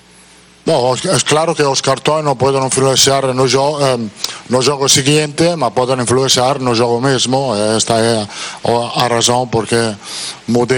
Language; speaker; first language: Portuguese; non-native, fluent; Italian